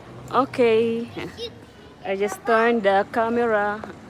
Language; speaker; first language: English; non-native, local second language; Filipino